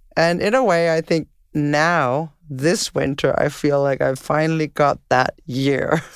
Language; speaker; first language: English; non-native, fluent; Danish